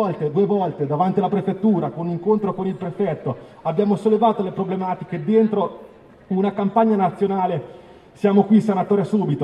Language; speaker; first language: Italian; native; Italian